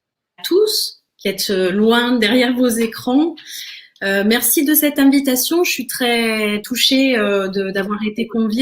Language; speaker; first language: French; native; French